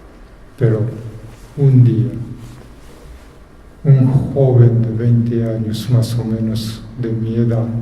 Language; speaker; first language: Spanish; non-native, fluent; Japanese